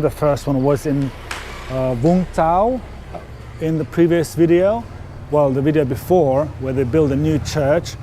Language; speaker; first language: English; non-native, fluent; Lithuanian